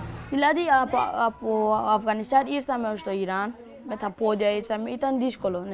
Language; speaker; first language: Greek; early bilingual, other home language; Persian